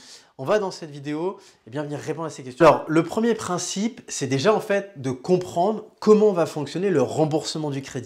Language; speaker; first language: French; native; French